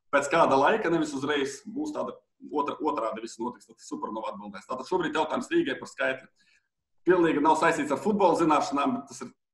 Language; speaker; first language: Latvian; non-native, local second language; Russian